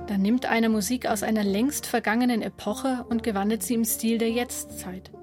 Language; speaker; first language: German; native; German